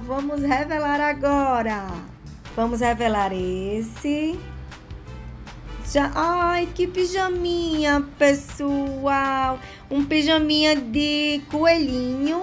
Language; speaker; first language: Portuguese; native; Portuguese